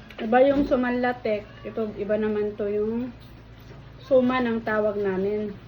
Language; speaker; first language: Filipino; non-native, local second language; Iloko